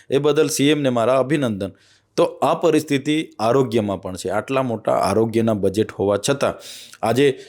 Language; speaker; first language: Gujarati; non-native, local second language; Vasavi